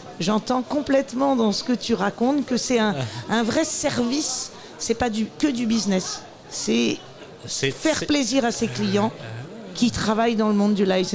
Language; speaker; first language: French; native; French